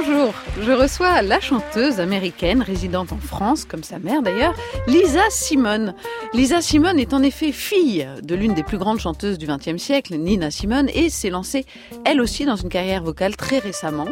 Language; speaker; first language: French; native; French